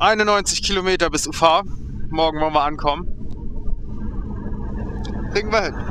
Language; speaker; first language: German; native; German